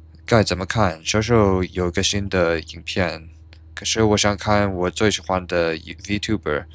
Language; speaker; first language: Chinese; non-native, learner; English